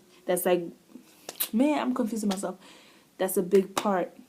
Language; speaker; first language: English; native; English